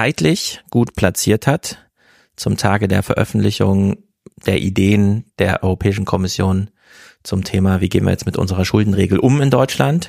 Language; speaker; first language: German; native; German